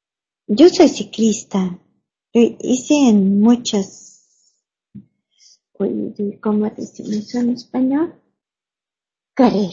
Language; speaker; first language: Spanish; non-native, learner; German